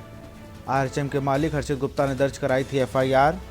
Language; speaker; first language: Hindi; native; Hindi